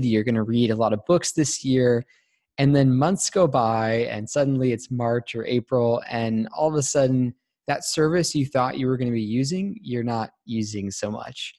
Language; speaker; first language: English; native; English